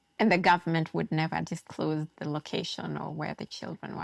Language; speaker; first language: English; native; English